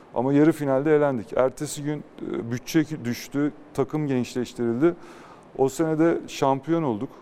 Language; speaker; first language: Turkish; native; Turkish